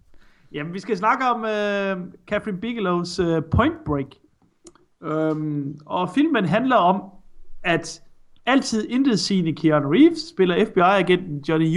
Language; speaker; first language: Danish; native; Danish